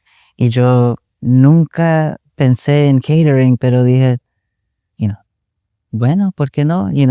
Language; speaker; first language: Spanish; early bilingual, other home language; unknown